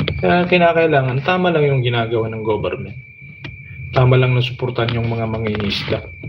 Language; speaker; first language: Filipino; non-native, local second language; Iloko